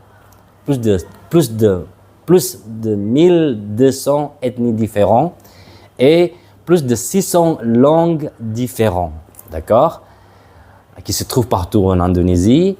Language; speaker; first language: French; non-native, fluent; Madurese